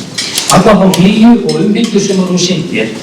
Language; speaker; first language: Icelandic; native; Icelandic